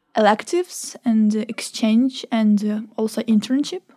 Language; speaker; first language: English; non-native, fluent; Ukrainian